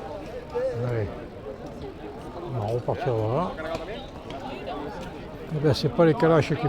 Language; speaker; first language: French; native; French